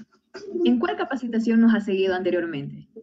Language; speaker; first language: Spanish; native; Spanish